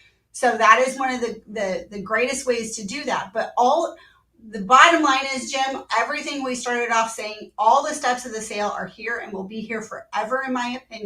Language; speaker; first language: English; native; English